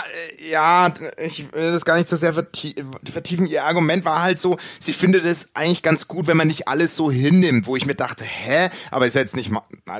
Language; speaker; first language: German; native; German